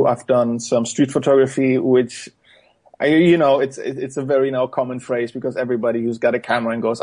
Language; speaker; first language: English; non-native, fluent; German